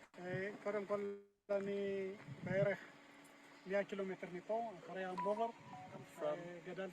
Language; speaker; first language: Hebrew; non-native, fluent; Amharic